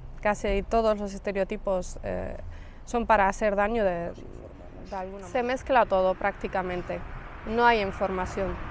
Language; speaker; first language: Spanish; early bilingual, other home language; Arabic